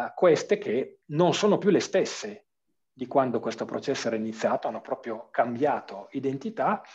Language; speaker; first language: Italian; native; Italian